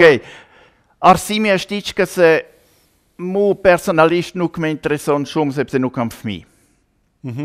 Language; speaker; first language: Albanian; non-native, learner; German